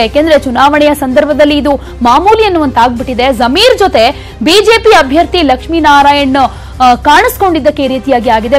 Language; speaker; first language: Kannada; native; Kannada